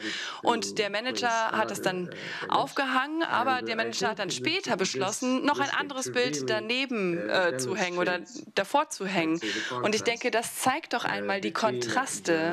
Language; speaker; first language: German; non-native, fluent; Russian